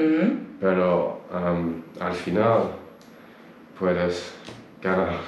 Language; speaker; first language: Spanish; non-native, learner; English